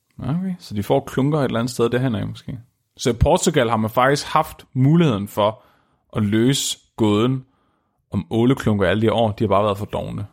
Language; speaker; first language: Danish; native; Danish